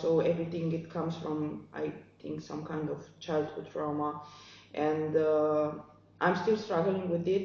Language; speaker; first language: English; non-native, fluent; Romanian